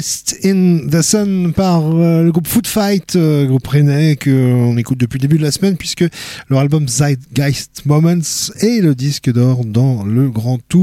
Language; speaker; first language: French; native; French